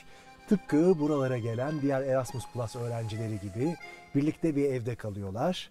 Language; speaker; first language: Turkish; native; Turkish